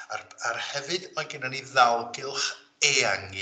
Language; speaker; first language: Welsh; native; Welsh